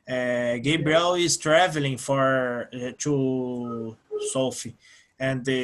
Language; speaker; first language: English; non-native, learner; Portuguese